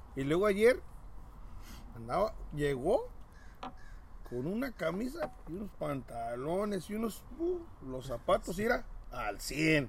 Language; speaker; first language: Spanish; early bilingual, heritage; Spanish